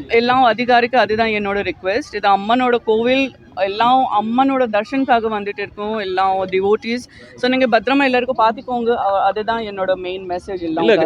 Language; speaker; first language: Tamil; non-native, fluent; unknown